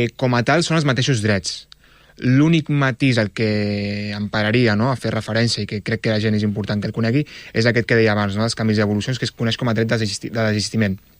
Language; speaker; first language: Catalan; early bilingual, other home language; Arabic